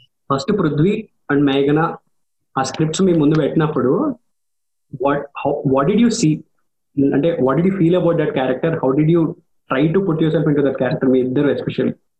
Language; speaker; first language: Telugu; native; Telugu